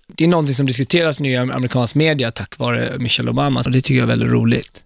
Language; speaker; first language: Swedish; native; Swedish